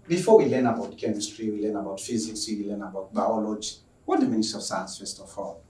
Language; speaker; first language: English; non-native, local second language; Swahili